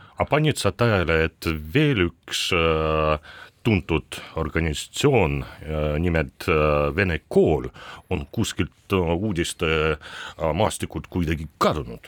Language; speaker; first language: Estonian; non-native, local second language; Russian